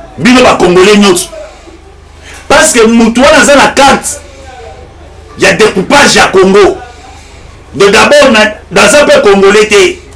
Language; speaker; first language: Lingala; non-native, local second language; Luba-Lulua